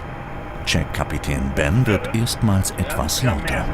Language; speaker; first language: German; native; German